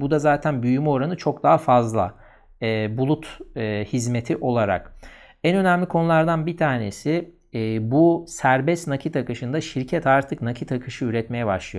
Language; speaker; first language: Turkish; native; Turkish